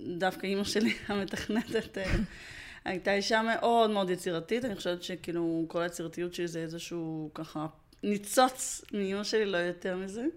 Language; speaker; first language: Hebrew; early bilingual, other home language; Russian